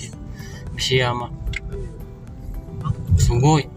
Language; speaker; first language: Japanese; non-native, learner; Cebuano